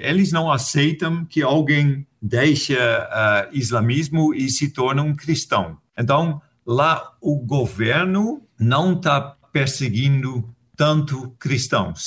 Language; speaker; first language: Portuguese; non-native, fluent; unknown